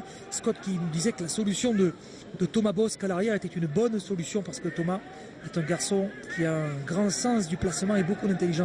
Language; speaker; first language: French; native; French